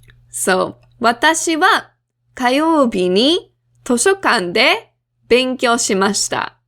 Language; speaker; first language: Japanese; non-native, fluent; English